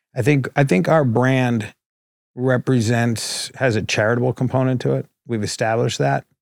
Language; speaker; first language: English; native; English